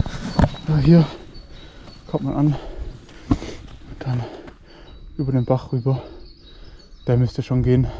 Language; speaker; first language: German; native; German